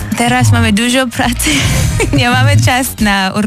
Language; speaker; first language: Polish; non-native, learner; Swahili